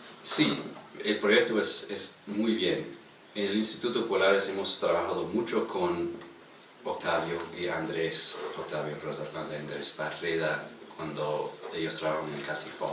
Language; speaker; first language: Spanish; non-native, fluent; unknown